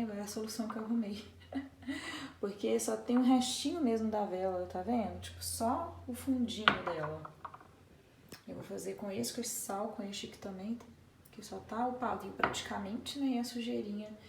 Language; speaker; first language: Portuguese; native; Portuguese